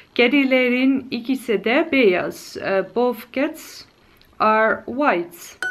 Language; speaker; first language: English; non-native, fluent; Dutch